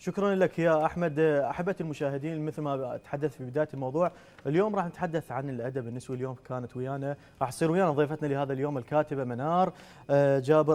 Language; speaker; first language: Arabic; native; Arabic